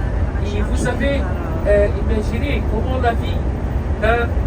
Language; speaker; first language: French; non-native, learner; Arabic